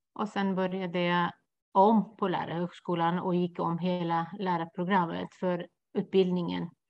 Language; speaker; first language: Swedish; non-native, fluent; Kurdish